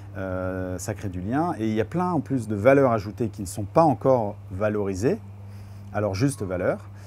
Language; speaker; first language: French; native; French